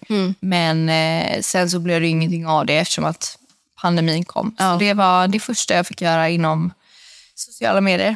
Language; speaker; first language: Swedish; native; Swedish